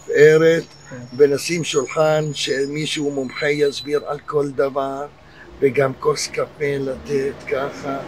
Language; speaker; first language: Hebrew; early bilingual, other home language; Arabic